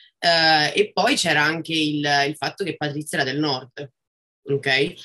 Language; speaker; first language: Italian; native; Italian